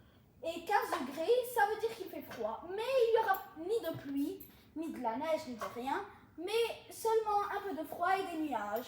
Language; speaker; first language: French; non-native, local second language; Arabic